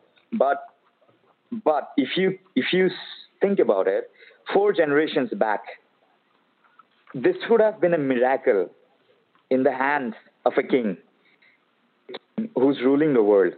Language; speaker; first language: English; non-native, local second language; Assamese